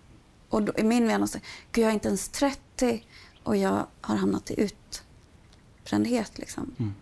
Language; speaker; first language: Swedish; native; Swedish